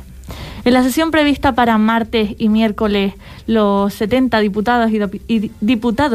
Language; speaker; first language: Spanish; native; Spanish